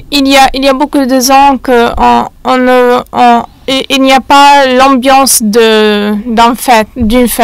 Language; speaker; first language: French; non-native, fluent; Arabic